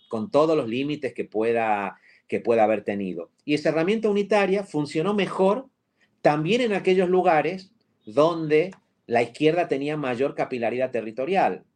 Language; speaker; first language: Spanish; native; Spanish